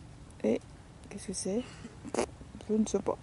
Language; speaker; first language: French; native; French